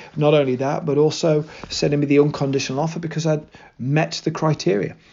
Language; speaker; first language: English; native; English